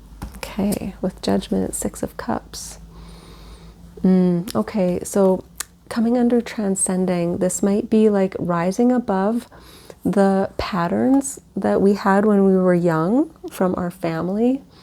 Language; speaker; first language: English; native; English